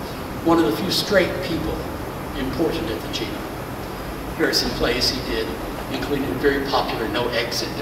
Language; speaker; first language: English; native; English